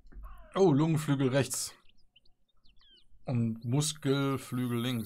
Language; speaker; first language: German; native; German